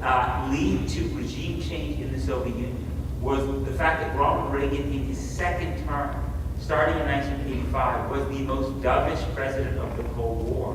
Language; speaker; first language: English; native; English